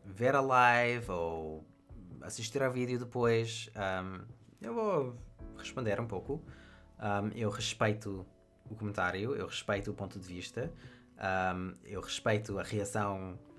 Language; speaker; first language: Portuguese; non-native, fluent; English